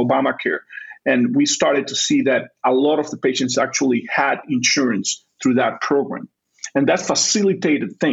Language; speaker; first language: English; non-native, fluent; Spanish